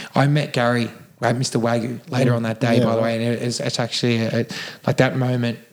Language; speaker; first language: English; native; English